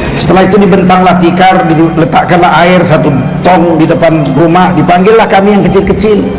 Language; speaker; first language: Indonesian; native; Indonesian